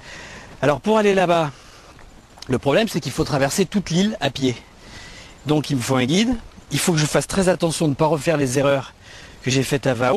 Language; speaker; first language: French; native; French